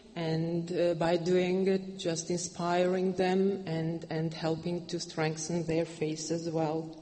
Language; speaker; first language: English; non-native, fluent; Hungarian